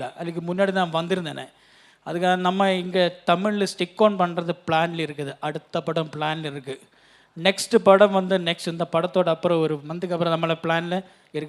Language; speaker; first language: Tamil; non-native, learner; Malayalam